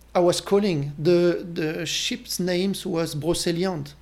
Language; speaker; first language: English; non-native, fluent; French